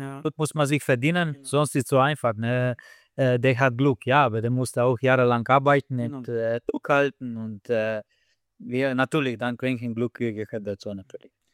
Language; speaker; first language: German; non-native, fluent; Slovenian